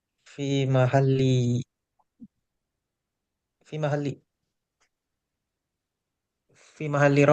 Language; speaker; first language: Arabic; non-native, learner; Indonesian